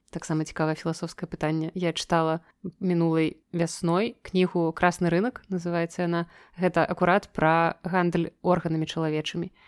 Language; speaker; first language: Belarusian; non-native, local second language; Russian